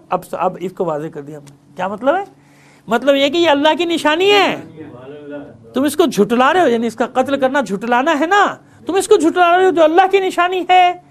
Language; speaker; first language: Urdu; native; Urdu